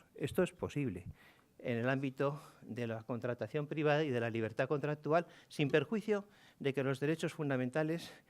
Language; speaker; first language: Spanish; native; Spanish